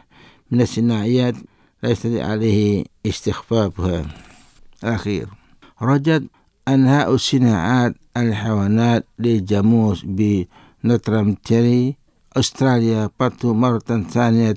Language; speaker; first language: Arabic; non-native, fluent; Indonesian